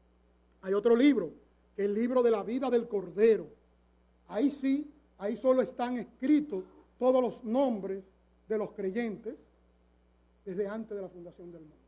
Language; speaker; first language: Spanish; native; Spanish